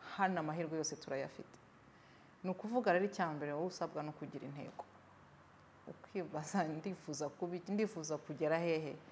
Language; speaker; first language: Kinyarwanda; native; Kinyarwanda